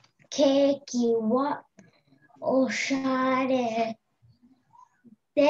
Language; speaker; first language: Japanese; non-native, learner; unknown